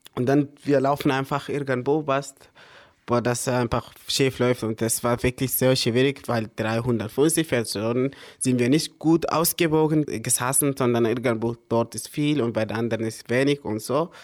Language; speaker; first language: German; early bilingual, other home language; Arabic